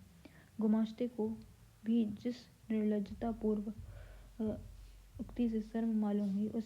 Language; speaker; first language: Hindi; native; Hindi